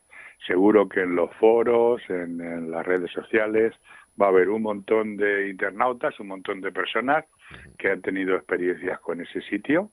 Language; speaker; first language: Spanish; native; Spanish